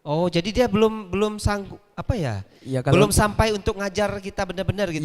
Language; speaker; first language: Malay; native; Malay